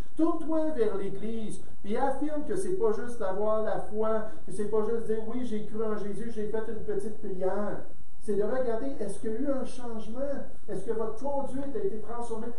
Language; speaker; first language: French; native; French